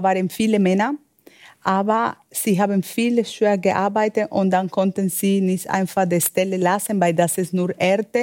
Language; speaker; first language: German; non-native, learner; Spanish